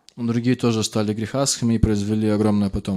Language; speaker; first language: Russian; native; Russian